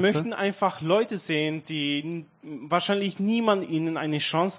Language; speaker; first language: German; non-native, learner; Romanian